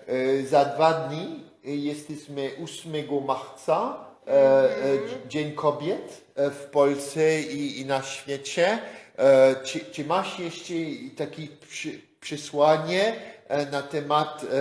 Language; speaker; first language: Polish; non-native, learner; French